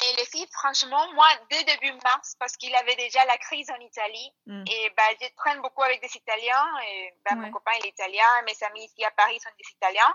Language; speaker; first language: French; non-native, fluent; Spanish